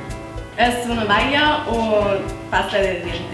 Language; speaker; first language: Spanish; non-native, learner; English